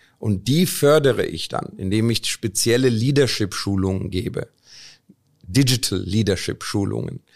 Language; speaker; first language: German; early bilingual, other home language; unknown